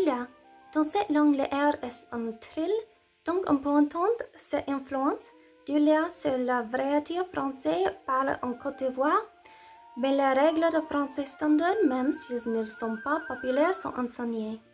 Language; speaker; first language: French; non-native, learner; English